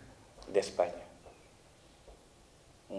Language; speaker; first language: Spanish; non-native, fluent; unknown